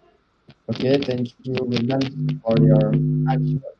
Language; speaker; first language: English; non-native, learner; Indonesian